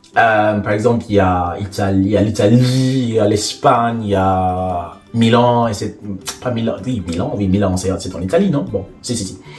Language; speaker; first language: French; non-native, fluent; English